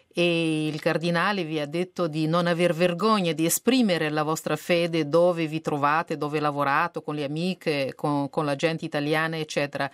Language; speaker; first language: Italian; non-native, fluent; Kabuverdianu